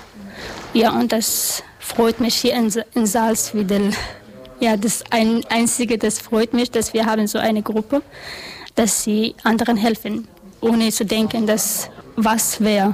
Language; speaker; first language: German; non-native, learner; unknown